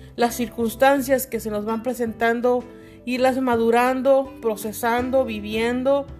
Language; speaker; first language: Spanish; native; Spanish